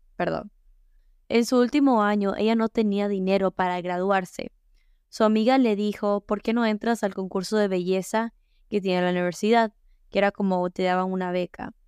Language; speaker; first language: Spanish; early bilingual, heritage; Spanish